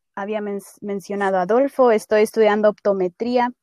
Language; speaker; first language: Spanish; early bilingual, heritage; Spanish